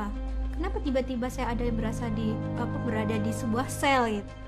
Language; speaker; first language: Indonesian; native; Indonesian